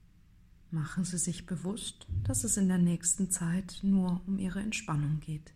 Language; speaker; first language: German; native; German